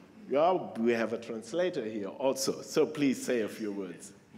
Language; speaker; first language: English; non-native, fluent; German